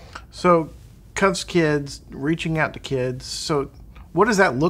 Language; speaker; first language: English; native; English